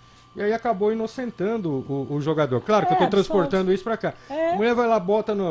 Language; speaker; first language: Portuguese; native; Portuguese